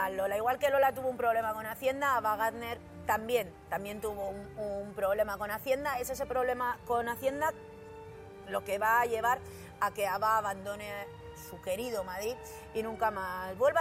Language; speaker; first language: Spanish; native; Spanish